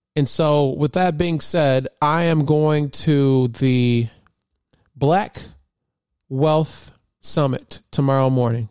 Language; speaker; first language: English; native; English